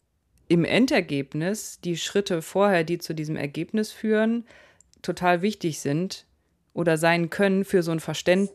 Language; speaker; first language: German; native; German